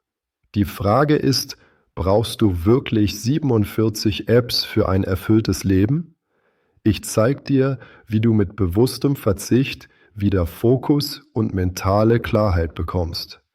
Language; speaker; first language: German; native; German